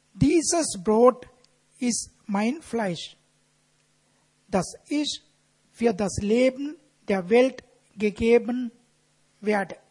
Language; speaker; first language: German; non-native, fluent; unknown